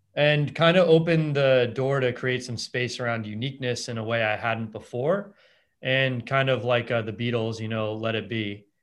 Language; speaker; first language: English; native; English